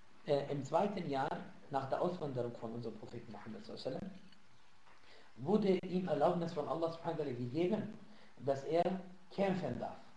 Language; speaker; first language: German; non-native, fluent; Arabic